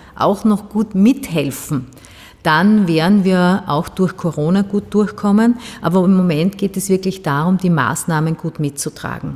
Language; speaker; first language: German; native; German